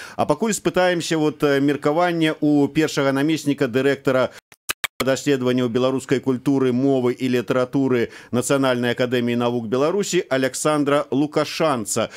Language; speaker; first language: Belarusian; native; Belarusian